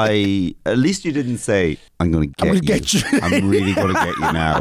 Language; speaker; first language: English; native; English